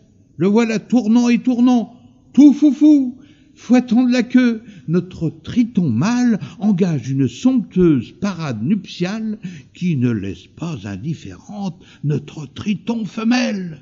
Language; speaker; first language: French; native; French